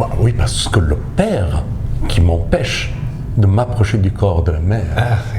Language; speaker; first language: French; non-native, fluent; Persian